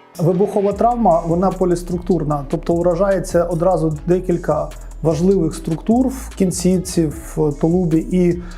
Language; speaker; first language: Ukrainian; non-native, local second language; Russian